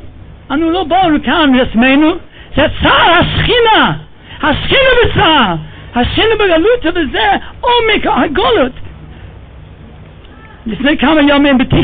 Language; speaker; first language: Hebrew; non-native, fluent; English